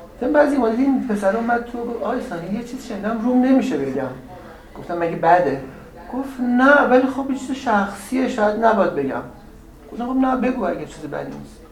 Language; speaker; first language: Persian; native; Persian